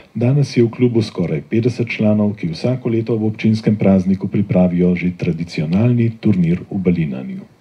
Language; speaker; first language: Slovenian; native; Slovenian